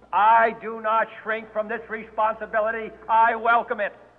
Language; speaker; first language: English; native; English